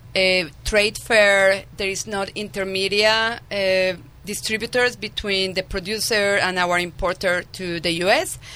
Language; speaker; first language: English; non-native, fluent; Spanish